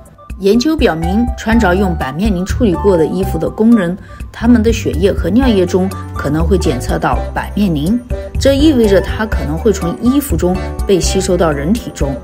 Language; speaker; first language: Chinese; native; Chinese